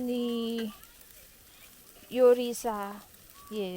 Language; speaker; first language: Korean; non-native, learner; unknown